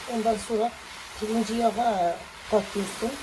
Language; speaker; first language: Turkish; non-native, local second language; Kurdish